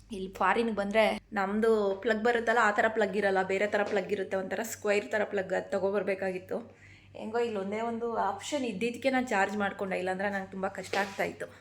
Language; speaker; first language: Kannada; native; Kannada